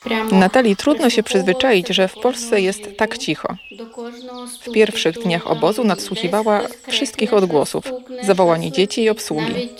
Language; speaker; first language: Polish; native; Polish